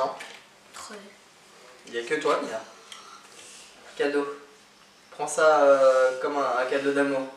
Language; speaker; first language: French; native; French